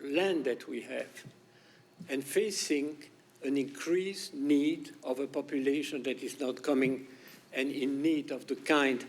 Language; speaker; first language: English; non-native, fluent; French